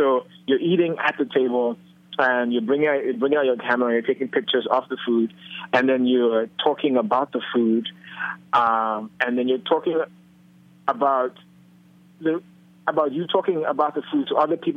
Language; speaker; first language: English; non-native, local second language; Yoruba